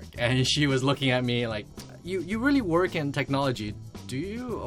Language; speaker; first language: English; early bilingual, other home language; Chinese